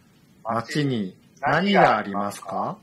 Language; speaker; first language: Japanese; non-native, learner; Indonesian